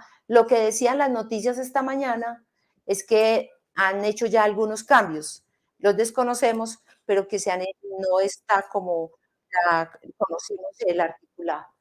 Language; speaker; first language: Spanish; native; Spanish